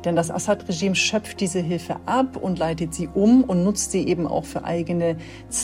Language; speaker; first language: German; native; German